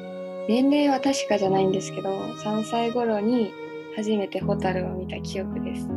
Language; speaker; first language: Japanese; native; Japanese